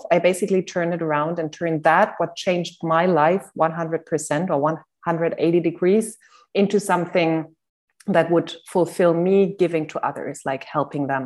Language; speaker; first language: English; non-native, fluent; German